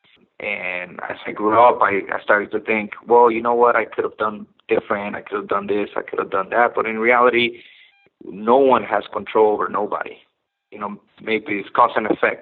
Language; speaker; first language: English; non-native, fluent; Spanish